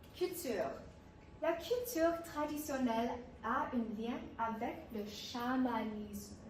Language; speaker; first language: French; non-native, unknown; English